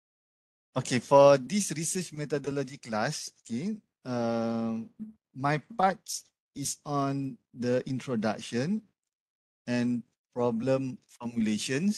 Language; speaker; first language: English; non-native, learner; Malay